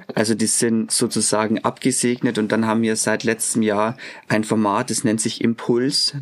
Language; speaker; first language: German; native; German